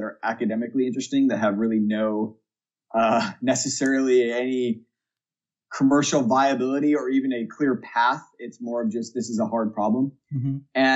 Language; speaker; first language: English; native; English